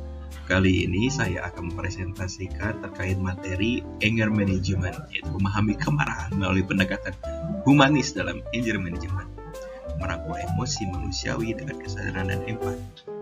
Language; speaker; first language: Indonesian; native; Indonesian